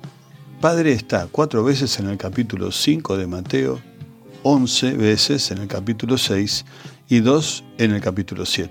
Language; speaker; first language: Spanish; native; Spanish